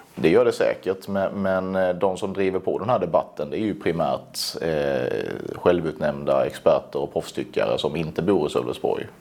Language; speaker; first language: Swedish; native; Swedish